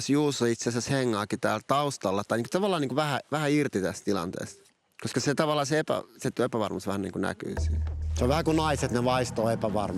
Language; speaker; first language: Finnish; native; Finnish